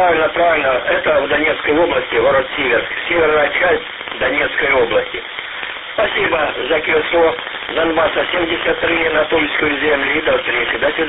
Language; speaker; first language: Russian; native; Russian